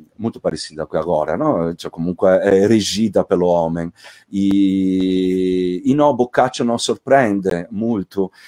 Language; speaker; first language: Portuguese; non-native, fluent; Italian